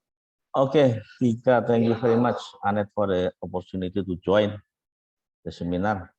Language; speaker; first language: English; non-native, fluent; Indonesian